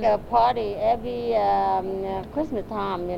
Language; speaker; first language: English; non-native, learner; Vietnamese